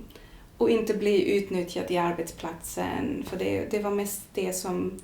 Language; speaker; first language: Swedish; non-native, fluent; Greek